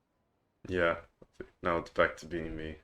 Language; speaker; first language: English; native; English